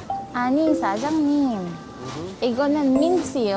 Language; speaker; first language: Korean; non-native, learner; Filipino